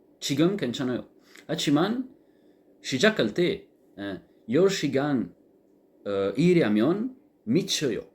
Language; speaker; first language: Korean; non-native, learner; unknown